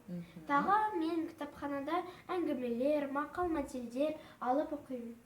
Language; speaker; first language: Kazakh; non-native, local second language; Russian